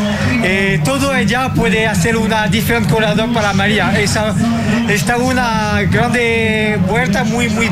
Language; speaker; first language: Portuguese; non-native, learner; French